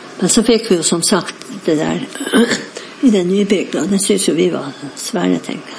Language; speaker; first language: Norwegian; native; Norwegian